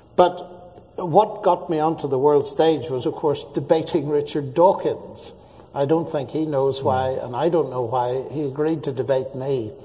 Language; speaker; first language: English; native; English